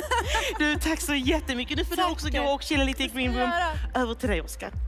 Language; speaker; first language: Swedish; native; Swedish